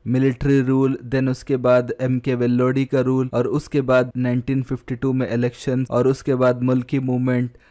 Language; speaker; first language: Hindi; non-native, local second language; Urdu